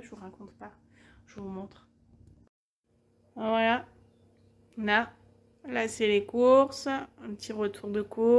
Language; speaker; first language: French; native; French